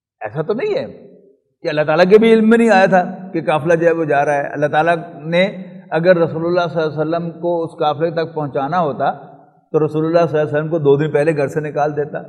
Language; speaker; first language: Urdu; non-native, local second language; Punjabi